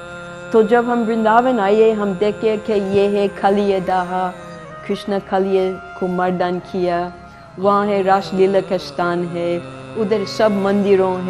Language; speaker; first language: Hindi; non-native, fluent; English